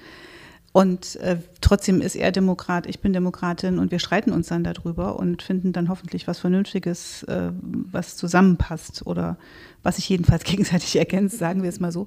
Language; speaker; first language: German; native; German